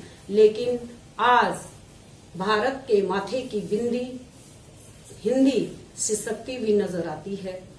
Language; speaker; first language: Hindi; native; Hindi